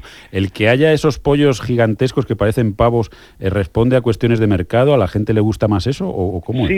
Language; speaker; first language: Spanish; native; Spanish